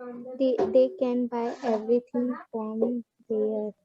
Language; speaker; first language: English; non-native, learner; Hindi